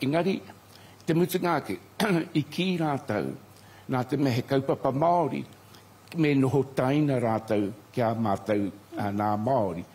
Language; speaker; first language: Māori; native; Māori